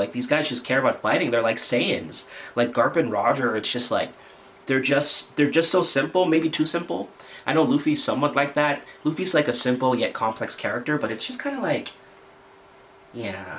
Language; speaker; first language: English; native; English